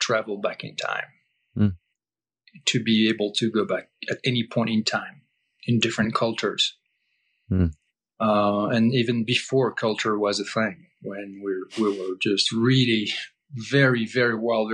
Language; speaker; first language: English; non-native, fluent; French